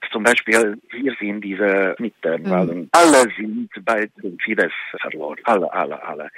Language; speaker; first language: German; non-native, fluent; Hungarian